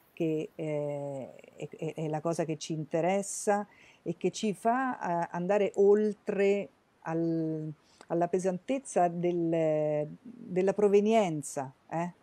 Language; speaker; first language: Italian; native; Italian